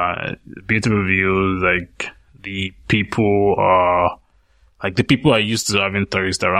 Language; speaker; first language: English; non-native, local second language; Yoruba